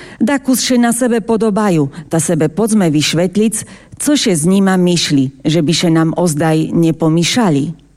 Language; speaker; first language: Slovak; native; Slovak